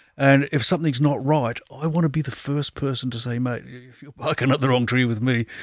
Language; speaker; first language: English; native; English